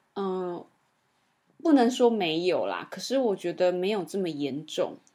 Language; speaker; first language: Chinese; native; Chinese